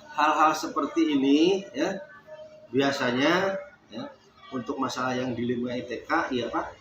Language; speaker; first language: Indonesian; native; Indonesian